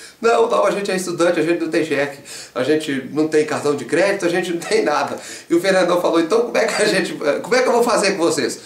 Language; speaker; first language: Portuguese; native; Portuguese